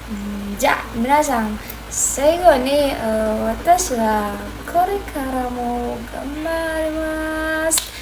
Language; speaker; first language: Japanese; non-native, learner; Indonesian